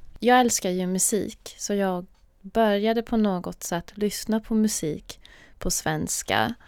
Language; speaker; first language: Swedish; non-native, fluent; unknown